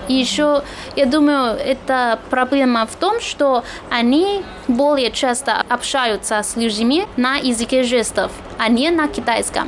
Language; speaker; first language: Russian; non-native, fluent; Chinese